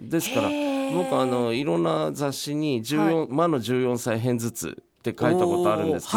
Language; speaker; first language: Japanese; native; Japanese